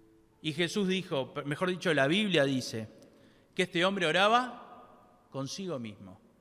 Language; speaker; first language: Spanish; native; Spanish